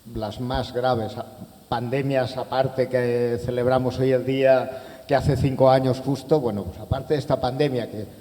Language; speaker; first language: Spanish; non-native, local second language; Catalan